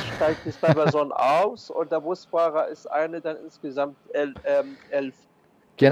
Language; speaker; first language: German; non-native, learner; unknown